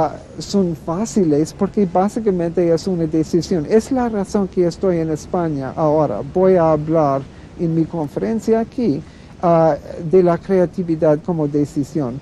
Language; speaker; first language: Spanish; non-native, fluent; English